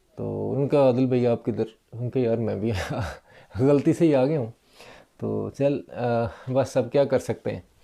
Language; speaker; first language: Urdu; non-native, local second language; Punjabi